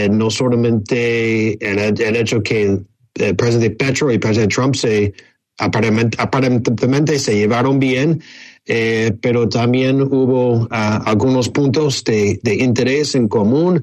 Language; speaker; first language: Spanish; non-native, fluent; English